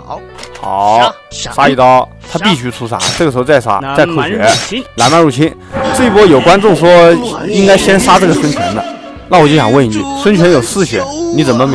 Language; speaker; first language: Chinese; native; Chinese